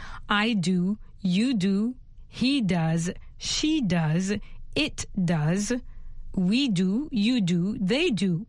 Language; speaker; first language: English; non-native, fluent; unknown